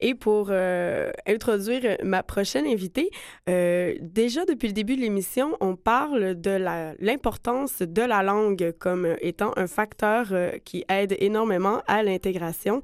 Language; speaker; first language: French; native; French